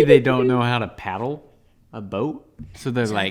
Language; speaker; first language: English; native; English